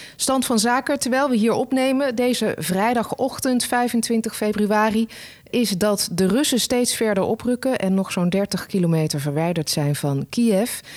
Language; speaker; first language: Dutch; native; Dutch